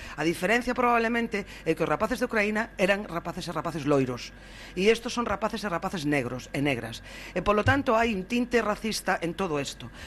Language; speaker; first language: Galician; native; Galician